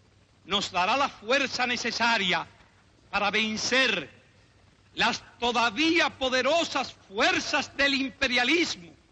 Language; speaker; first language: Spanish; native; Spanish